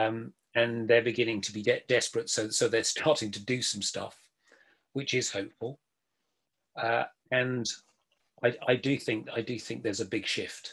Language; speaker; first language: English; native; English